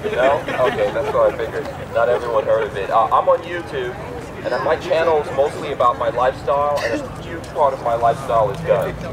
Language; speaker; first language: English; native; English